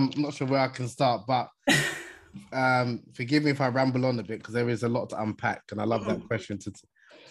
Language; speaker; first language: English; native; English